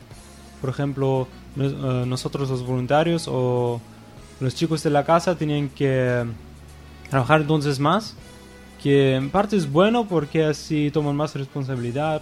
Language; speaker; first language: Spanish; non-native, fluent; German